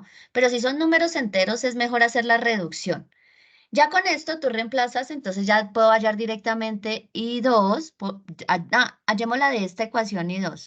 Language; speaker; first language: Spanish; native; Spanish